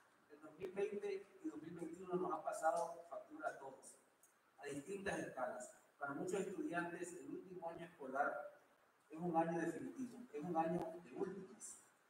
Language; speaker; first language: Spanish; native; Spanish